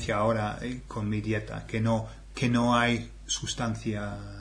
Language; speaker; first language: Spanish; non-native, fluent; English